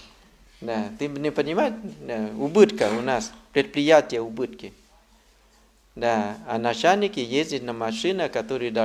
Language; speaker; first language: Russian; non-native, learner; Thai